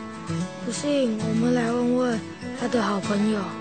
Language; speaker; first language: Chinese; native; Chinese